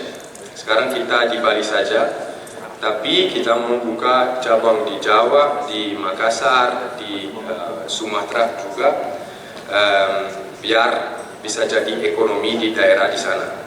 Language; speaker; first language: Indonesian; non-native, fluent; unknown